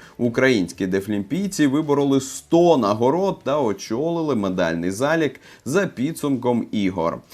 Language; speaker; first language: Ukrainian; native; Ukrainian